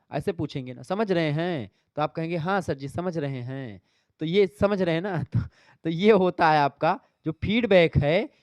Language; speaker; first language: Hindi; native; Hindi